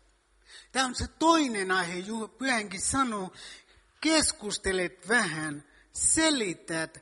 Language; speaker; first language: Finnish; non-native, fluent; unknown